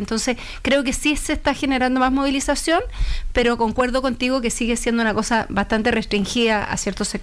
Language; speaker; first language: Spanish; native; Spanish